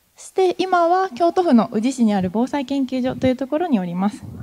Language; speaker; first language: Japanese; native; Japanese